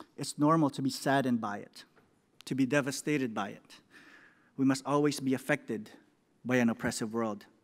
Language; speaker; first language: English; non-native, local second language; Filipino